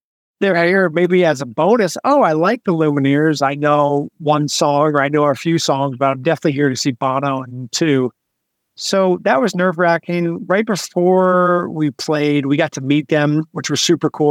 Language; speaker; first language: English; native; English